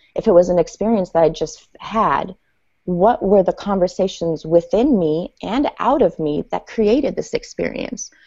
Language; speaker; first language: English; early bilingual, other home language; Persian